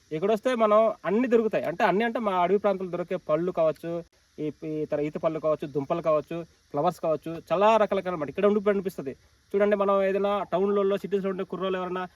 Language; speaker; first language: Telugu; native; Telugu